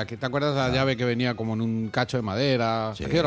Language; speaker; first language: Spanish; native; Spanish